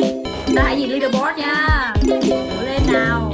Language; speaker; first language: Vietnamese; native; Vietnamese